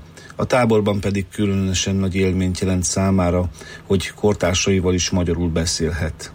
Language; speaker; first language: Hungarian; native; Hungarian